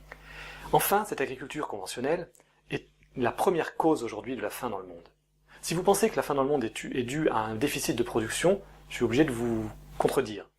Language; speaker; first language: French; native; French